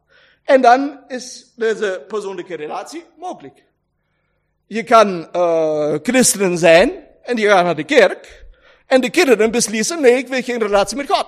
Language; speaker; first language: Dutch; non-native, learner; German